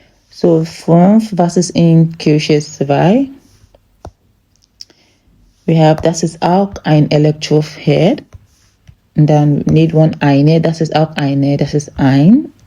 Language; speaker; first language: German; non-native, fluent; English